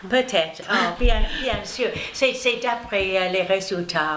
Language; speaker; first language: French; non-native, learner; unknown